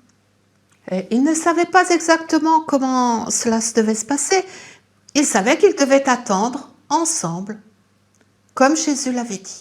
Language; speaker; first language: French; native; French